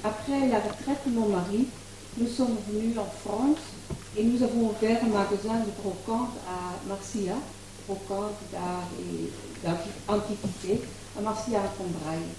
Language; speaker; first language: French; non-native, fluent; Dutch